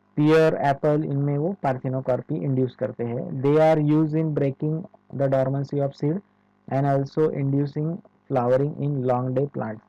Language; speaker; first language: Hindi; non-native, local second language; Marathi